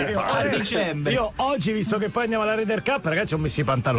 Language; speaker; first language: Italian; native; Italian